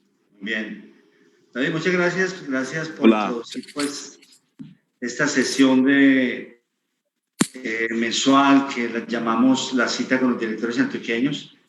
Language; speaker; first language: Spanish; native; Spanish